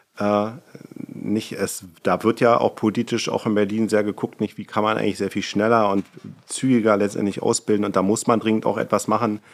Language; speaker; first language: German; native; German